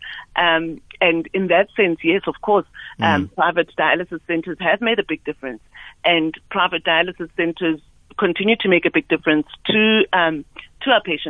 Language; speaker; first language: English; non-native, local second language; Southern Sotho